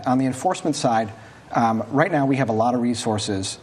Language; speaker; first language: English; native; English